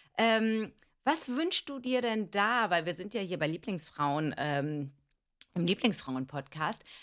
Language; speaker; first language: German; early bilingual, other home language; Greek